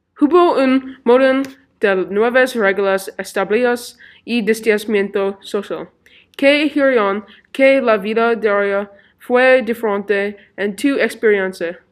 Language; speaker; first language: Spanish; non-native, learner; English